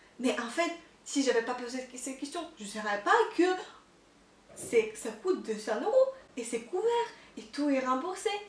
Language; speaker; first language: French; non-native, fluent; Russian